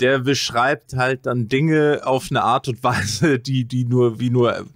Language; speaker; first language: German; native; German